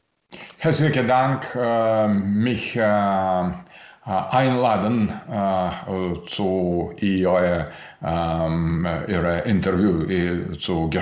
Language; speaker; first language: German; non-native, learner; Russian